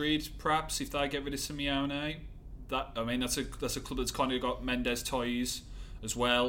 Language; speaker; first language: English; native; English